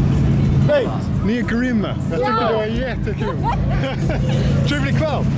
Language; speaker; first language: Swedish; non-native, learner; English